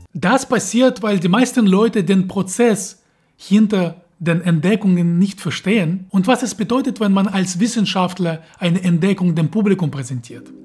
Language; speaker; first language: German; non-native, fluent; Russian